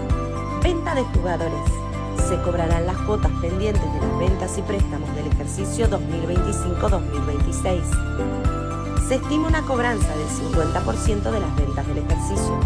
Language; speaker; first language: Spanish; native; Spanish